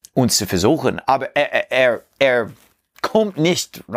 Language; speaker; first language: German; non-native, learner; English